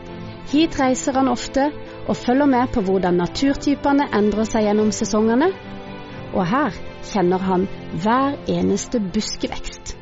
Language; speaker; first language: Norwegian; native; Norwegian